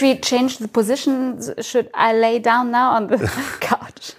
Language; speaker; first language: English; non-native, fluent; German